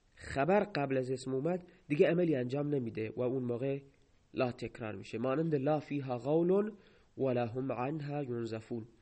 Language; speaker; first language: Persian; non-native, local second language; Baluchi